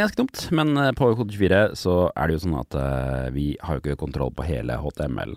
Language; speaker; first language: Norwegian; native; Norwegian